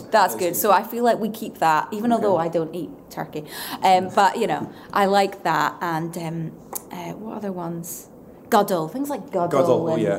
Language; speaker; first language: English; native; English